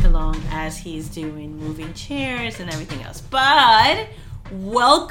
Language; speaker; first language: English; non-native, fluent; Spanish